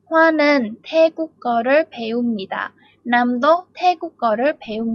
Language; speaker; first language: Korean; non-native, fluent; Vietnamese